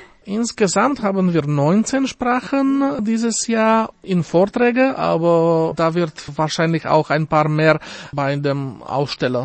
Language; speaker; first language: German; non-native, fluent; Slovak